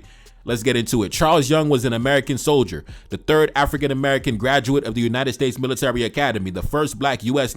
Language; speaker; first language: English; native; English